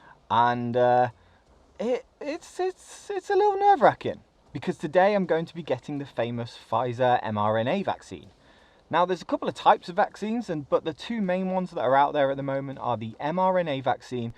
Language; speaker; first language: English; native; English